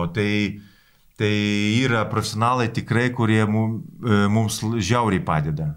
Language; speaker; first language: Lithuanian; non-native, local second language; Polish